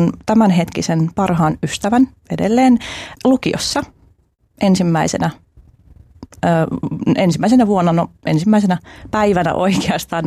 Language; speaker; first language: Finnish; early bilingual, other home language; Albanian